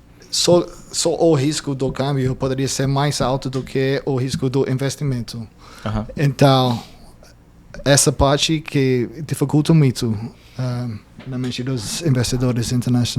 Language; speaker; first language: Portuguese; non-native, fluent; English